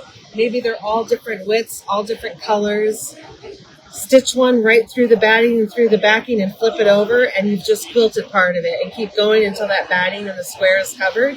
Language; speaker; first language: English; native; English